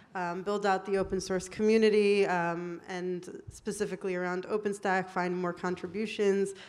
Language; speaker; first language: English; non-native, fluent; Hebrew